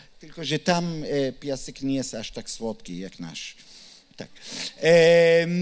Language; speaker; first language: Polish; non-native, learner; Hebrew